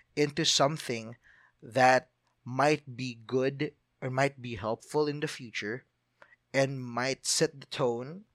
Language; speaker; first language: English; non-native, local second language; Filipino